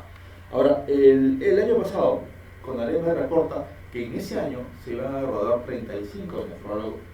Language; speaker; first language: Spanish; native; Spanish